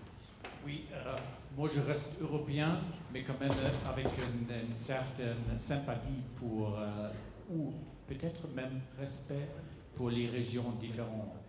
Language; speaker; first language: French; non-native, fluent; German